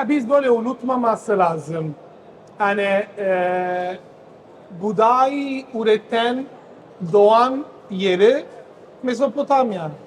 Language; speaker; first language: Turkish; non-native, fluent; Italian